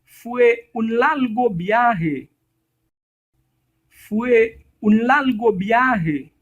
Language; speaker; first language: Spanish; non-native, learner; Haitian Creole